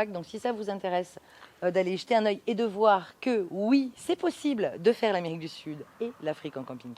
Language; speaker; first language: French; native; French